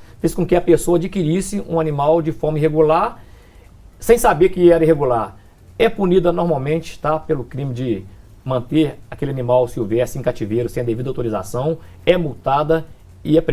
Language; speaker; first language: Portuguese; native; Portuguese